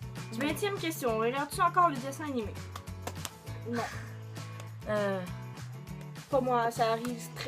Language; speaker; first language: French; native; French